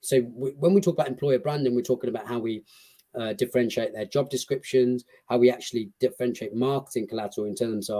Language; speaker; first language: English; native; English